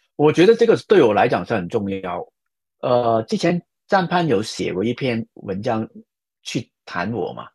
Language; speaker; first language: Chinese; non-native, fluent; Cantonese